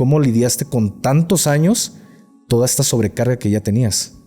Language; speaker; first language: Spanish; native; Spanish